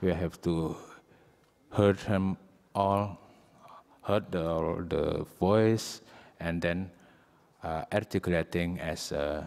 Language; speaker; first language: English; non-native, learner; Indonesian